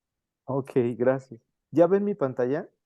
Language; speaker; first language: Spanish; native; Spanish